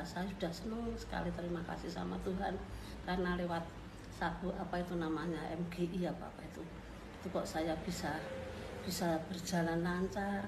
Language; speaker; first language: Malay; non-native, local second language; Javanese